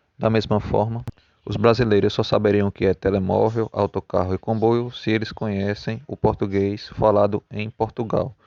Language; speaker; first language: Portuguese; native; Portuguese